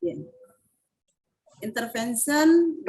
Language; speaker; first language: English; non-native, fluent; Indonesian